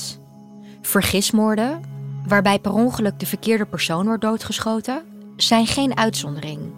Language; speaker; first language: Dutch; native; Dutch